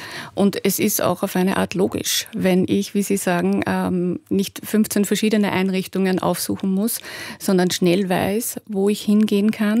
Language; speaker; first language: German; native; German